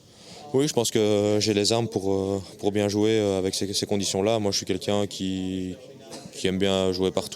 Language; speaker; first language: French; native; French